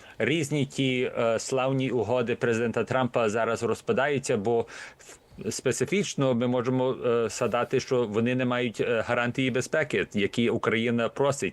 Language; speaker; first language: Ukrainian; early bilingual, heritage; Ukrainian